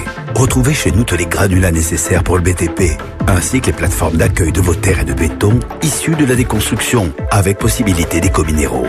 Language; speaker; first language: French; native; French